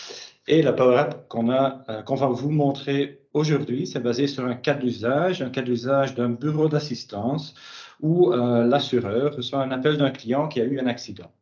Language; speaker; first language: French; native; French